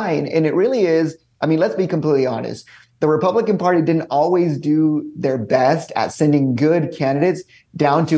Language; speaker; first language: English; native; English